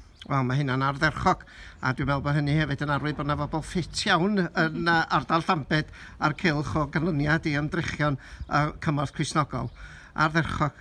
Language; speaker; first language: Welsh; native; Welsh